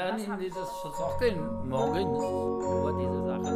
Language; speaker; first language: German; non-native, learner; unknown